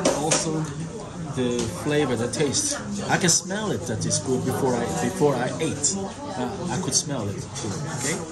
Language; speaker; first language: English; non-native, fluent; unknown